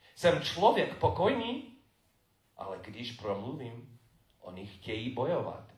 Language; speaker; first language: Czech; non-native, fluent; English